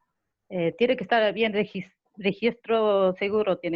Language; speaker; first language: Spanish; non-native, local second language; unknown